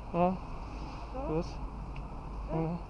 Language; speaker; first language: Spanish; non-native, learner; English